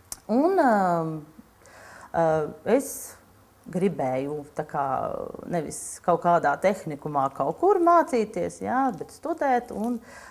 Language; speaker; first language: Latvian; non-native, local second language; Russian